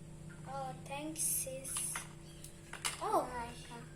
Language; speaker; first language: English; non-native, learner; Indonesian